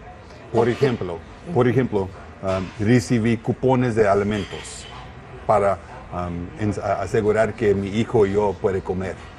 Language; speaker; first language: Spanish; non-native, learner; English